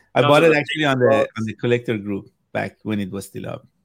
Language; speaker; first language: English; non-native, fluent; Persian